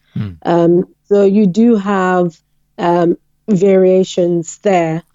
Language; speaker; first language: English; non-native, local second language; Yoruba